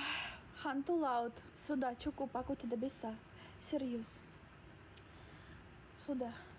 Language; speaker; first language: Indonesian; non-native, learner; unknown